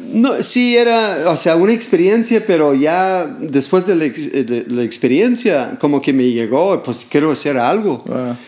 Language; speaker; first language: Spanish; non-native, fluent; English